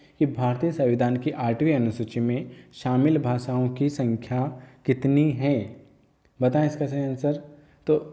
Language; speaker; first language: Hindi; native; Hindi